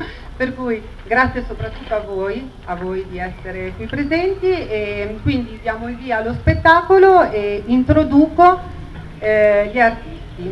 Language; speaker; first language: Italian; native; Italian